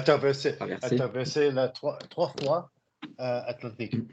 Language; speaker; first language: French; non-native, learner; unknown